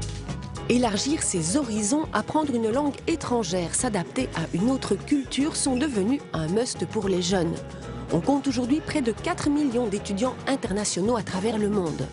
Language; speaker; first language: French; native; French